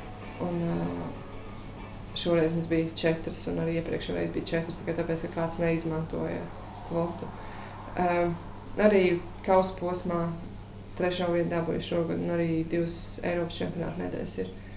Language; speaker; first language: Latvian; native; Latvian